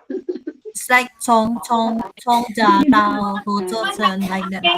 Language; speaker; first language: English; non-native, local second language; Filipino